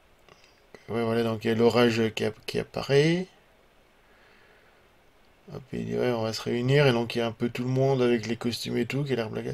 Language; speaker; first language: French; native; French